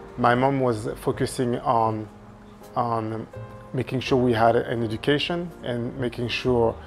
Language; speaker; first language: English; non-native, fluent; French